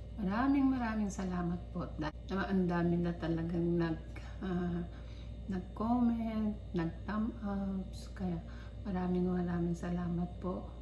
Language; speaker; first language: Filipino; non-native, local second language; Iloko